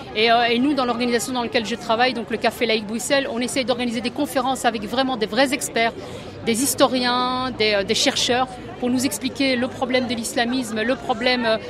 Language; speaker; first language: French; native; French